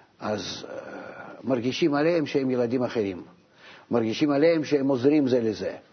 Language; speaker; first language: Hebrew; non-native, fluent; Russian